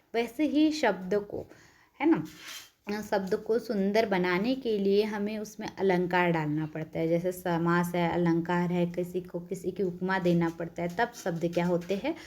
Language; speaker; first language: Hindi; non-native, local second language; Marathi